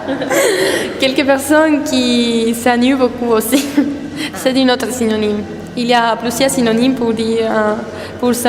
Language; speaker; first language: French; non-native, learner; Spanish